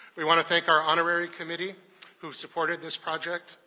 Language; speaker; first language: English; native; English